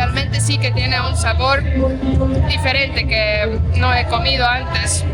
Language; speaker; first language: Spanish; non-native, fluent; Portuguese